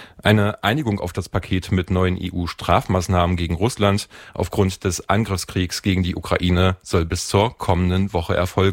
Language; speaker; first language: German; native; German